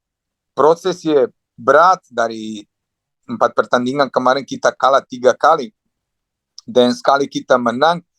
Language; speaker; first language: Indonesian; non-native, fluent; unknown